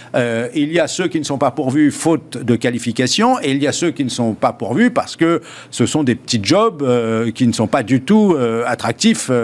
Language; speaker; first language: French; native; French